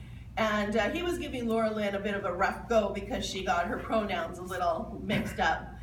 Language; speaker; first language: English; native; English